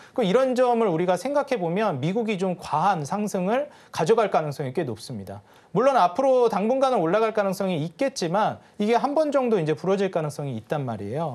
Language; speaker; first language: Korean; native; Korean